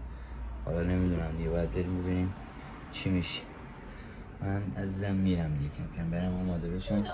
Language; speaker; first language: Persian; native; Persian